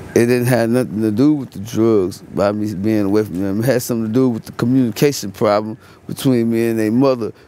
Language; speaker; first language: English; native; English